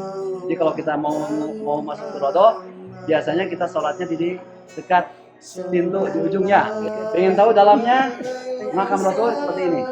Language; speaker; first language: Indonesian; non-native, local second language; Sundanese